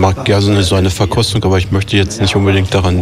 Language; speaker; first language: German; native; German